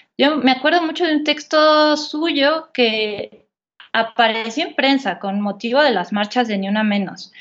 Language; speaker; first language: Spanish; native; Spanish